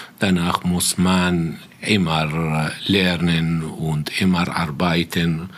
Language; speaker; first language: German; non-native, fluent; Arabic